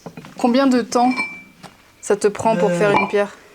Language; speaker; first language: French; native; French